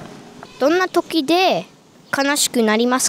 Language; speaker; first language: Japanese; non-native, learner; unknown